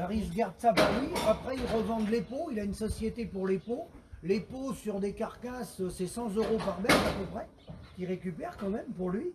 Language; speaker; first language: French; native; French